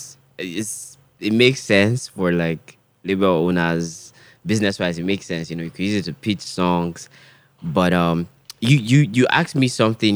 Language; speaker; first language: English; non-native, local second language; Igbo